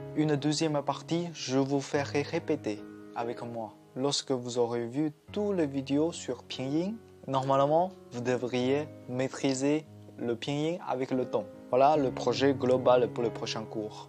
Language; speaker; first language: French; non-native, fluent; Chinese